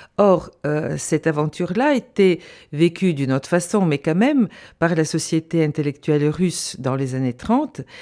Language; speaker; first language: French; non-native, fluent; Bulgarian